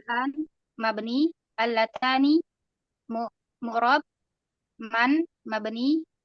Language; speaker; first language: Arabic; non-native, learner; Indonesian